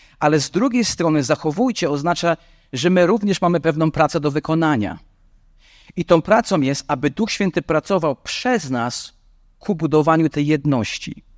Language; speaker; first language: Polish; non-native, fluent; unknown